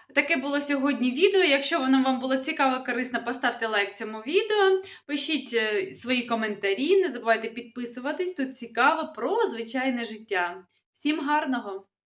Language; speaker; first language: Ukrainian; non-native, local second language; Russian